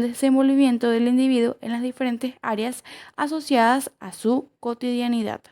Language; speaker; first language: Spanish; native; Spanish